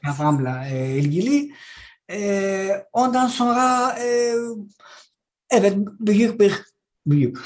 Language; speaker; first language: Turkish; non-native, fluent; Greek